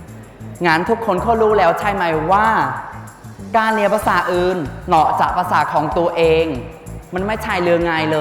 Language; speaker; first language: Thai; non-native, fluent; Khmer